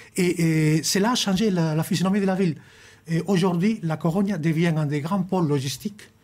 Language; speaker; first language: French; non-native, fluent; Spanish